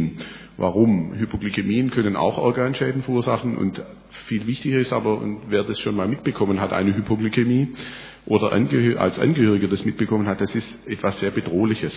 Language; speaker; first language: German; native; German